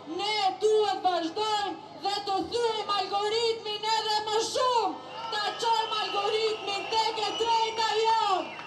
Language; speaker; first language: Albanian; native; Albanian